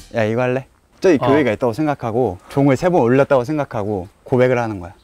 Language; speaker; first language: Korean; native; Korean